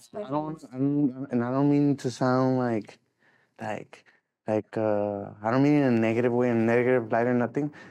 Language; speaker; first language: English; native; English